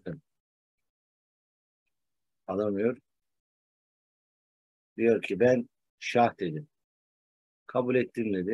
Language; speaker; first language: Turkish; native; Turkish